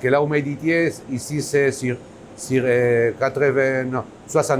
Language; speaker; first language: French; non-native, learner; Basque